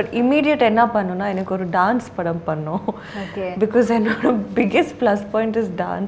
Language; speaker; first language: Tamil; non-native, local second language; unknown